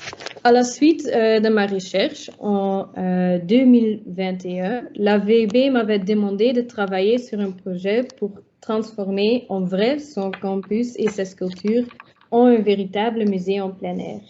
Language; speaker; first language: French; non-native, local second language; Dutch